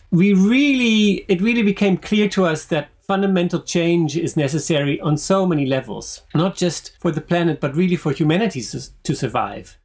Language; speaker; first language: English; non-native, fluent; Dutch